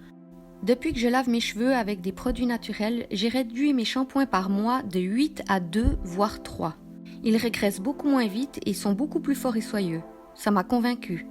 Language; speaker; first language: French; native; French